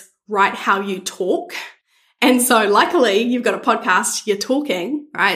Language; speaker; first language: English; native; English